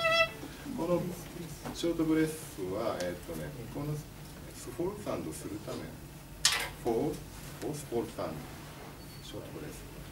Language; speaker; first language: Japanese; non-native, fluent; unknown